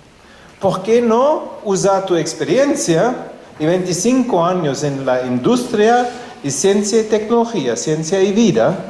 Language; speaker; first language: Spanish; non-native, fluent; German